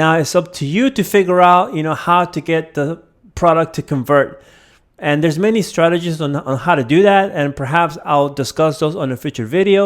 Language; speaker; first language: English; native; English